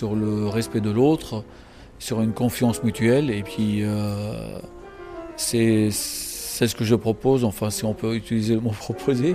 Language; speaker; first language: French; non-native, local second language; Arabic